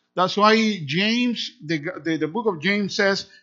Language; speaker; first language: English; non-native, fluent; Spanish